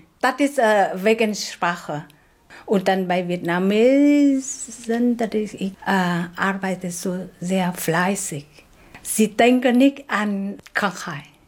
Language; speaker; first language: German; non-native, learner; Vietnamese